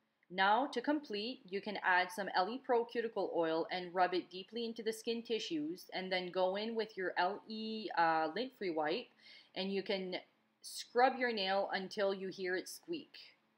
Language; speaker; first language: English; non-native, local second language; French